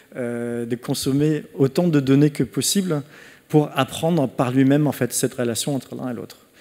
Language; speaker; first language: French; non-native, fluent; Danish